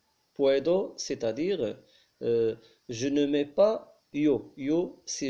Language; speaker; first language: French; non-native, local second language; Arabic